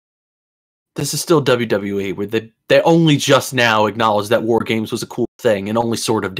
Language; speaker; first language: English; native; English